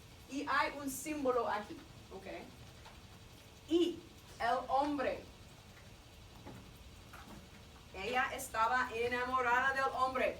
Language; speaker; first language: Spanish; non-native, fluent; English